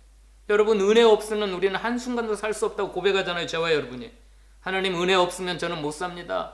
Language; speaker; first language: Korean; native; Korean